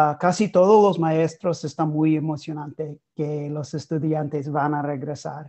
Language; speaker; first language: Spanish; non-native, learner; English